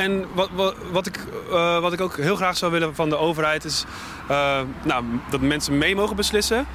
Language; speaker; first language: Dutch; native; Dutch